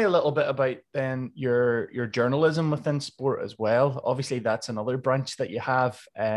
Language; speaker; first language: English; native; English